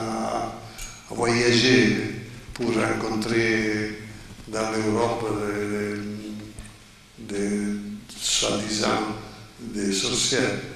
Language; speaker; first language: French; non-native, fluent; Italian